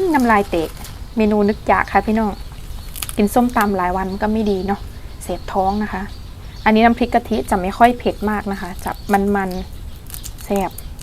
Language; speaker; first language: Thai; non-native, local second language; Northern Khmer